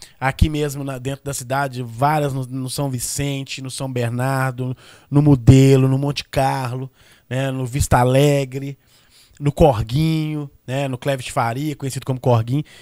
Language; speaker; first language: Portuguese; native; Portuguese